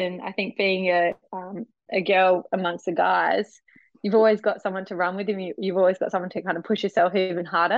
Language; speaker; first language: English; native; English